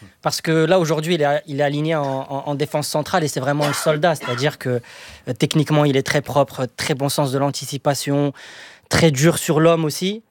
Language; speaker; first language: French; native; French